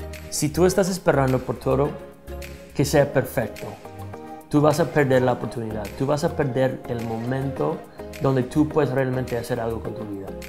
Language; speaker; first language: Spanish; non-native, fluent; English